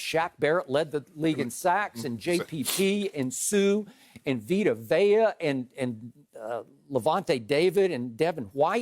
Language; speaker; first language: English; native; English